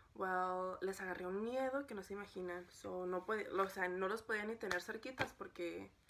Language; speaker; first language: Spanish; early bilingual, heritage; Spanish